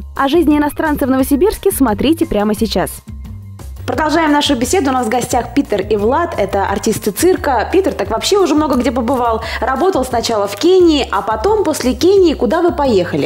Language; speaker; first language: Russian; native; Russian